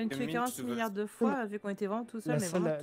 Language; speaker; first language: French; native; French